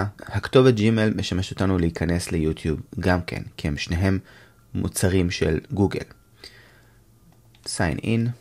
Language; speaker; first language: Hebrew; native; Hebrew